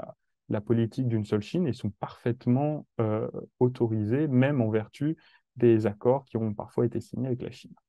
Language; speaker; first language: French; native; French